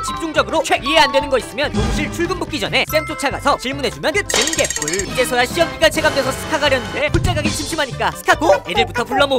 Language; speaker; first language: Korean; native; Korean